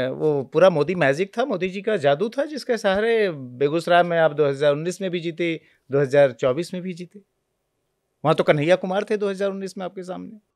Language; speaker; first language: Hindi; native; Hindi